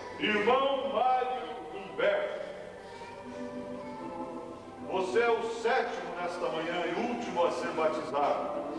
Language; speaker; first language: Portuguese; native; Portuguese